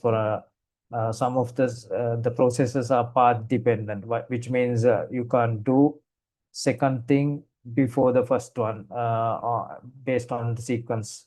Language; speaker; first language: English; non-native, fluent; Sinhala